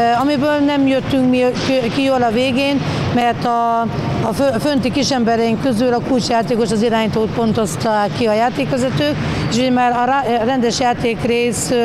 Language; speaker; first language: Hungarian; native; Hungarian